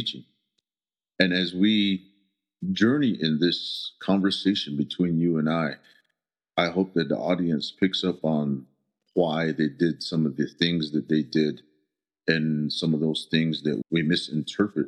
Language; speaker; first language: English; early bilingual, other home language; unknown